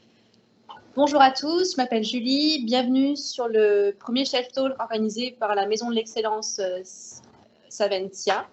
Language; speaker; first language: French; native; French